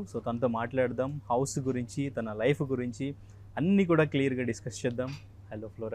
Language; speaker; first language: Telugu; native; Telugu